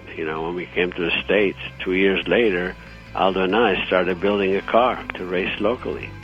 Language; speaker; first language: English; non-native, fluent; Croatian